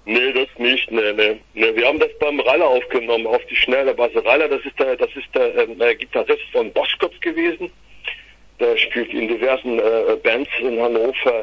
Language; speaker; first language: German; native; German